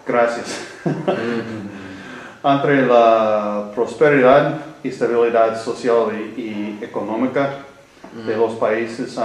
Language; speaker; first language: Spanish; non-native, learner; English